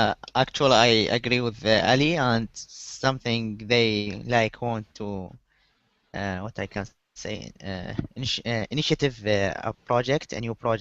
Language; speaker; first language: English; non-native, learner; Arabic